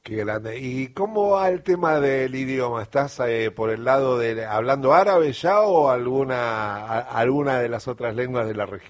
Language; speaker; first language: Spanish; native; Spanish